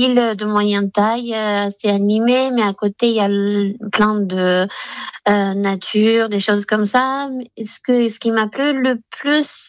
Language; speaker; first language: French; non-native, fluent; Japanese